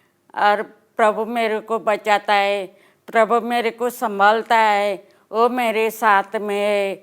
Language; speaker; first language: Hindi; non-native, local second language; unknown